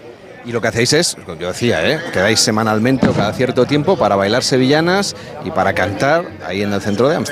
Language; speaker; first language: Spanish; native; Spanish